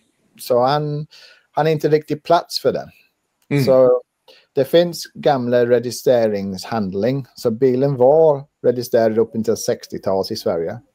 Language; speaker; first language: Swedish; non-native, fluent; English